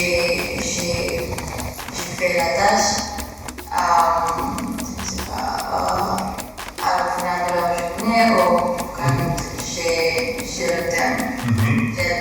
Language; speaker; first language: French; non-native, learner; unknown